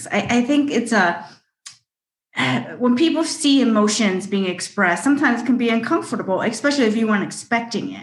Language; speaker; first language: English; early bilingual, other home language; Chinese